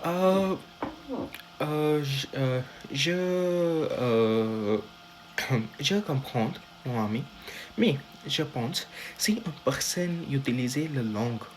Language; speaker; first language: French; non-native, learner; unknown